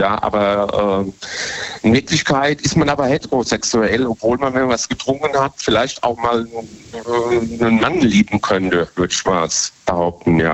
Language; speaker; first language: German; native; German